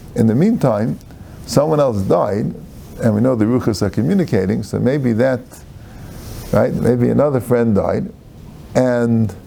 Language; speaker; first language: English; native; English